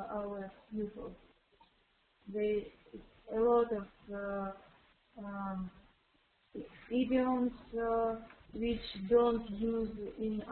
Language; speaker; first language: English; non-native, learner; Russian